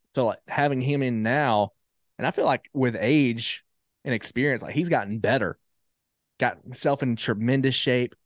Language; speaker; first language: English; native; English